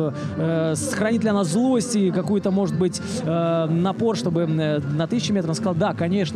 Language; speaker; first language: Russian; native; Russian